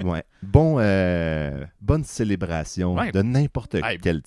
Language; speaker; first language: French; native; French